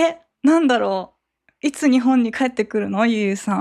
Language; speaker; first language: Japanese; native; Japanese